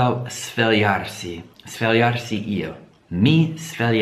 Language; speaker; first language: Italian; non-native, fluent; English